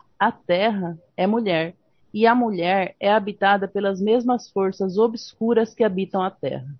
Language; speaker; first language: Portuguese; non-native, fluent; Spanish